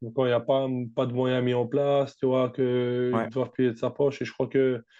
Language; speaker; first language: French; non-native, fluent; Russian